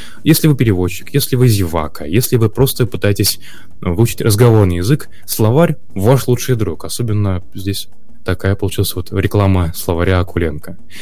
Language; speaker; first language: Russian; native; Russian